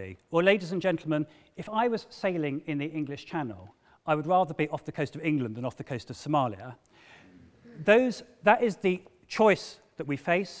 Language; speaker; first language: English; native; English